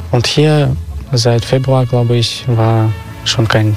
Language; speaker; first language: German; non-native, learner; Russian